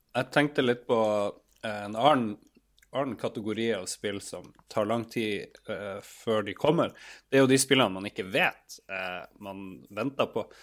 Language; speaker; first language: Norwegian; native; Norwegian